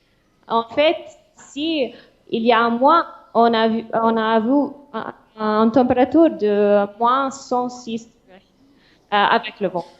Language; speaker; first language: French; non-native, learner; English